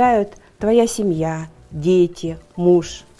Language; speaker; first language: Russian; native; Russian